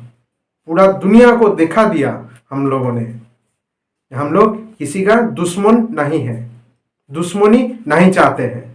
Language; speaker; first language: Hindi; non-native, local second language; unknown